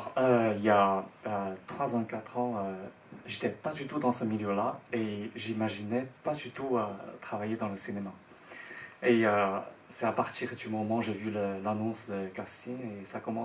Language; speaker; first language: French; non-native, learner; Chinese